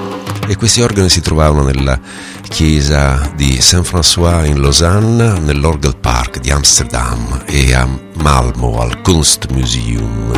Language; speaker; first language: Italian; native; Italian